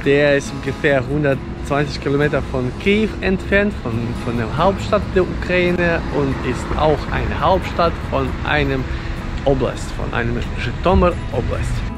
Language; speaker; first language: German; non-native, fluent; Ukrainian